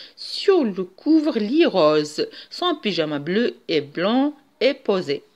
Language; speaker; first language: French; non-native, local second language; Arabic